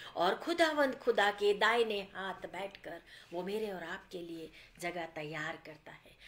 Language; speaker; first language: Hindi; non-native, local second language; Gujarati